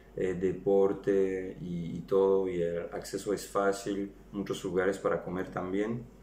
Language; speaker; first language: Spanish; non-native, fluent; French